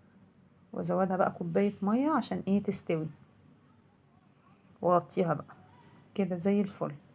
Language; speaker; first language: Arabic; native; Arabic